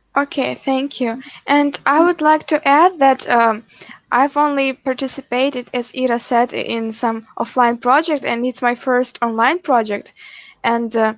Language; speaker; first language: English; non-native, fluent; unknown